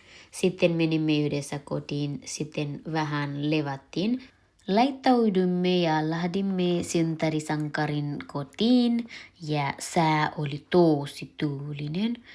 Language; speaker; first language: Finnish; non-native, learner; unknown